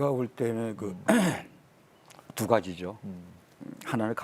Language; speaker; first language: Korean; native; Korean